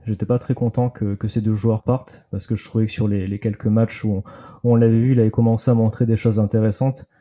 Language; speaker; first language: French; native; French